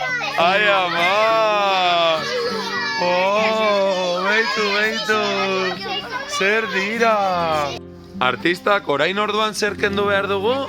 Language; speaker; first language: Basque; native; Basque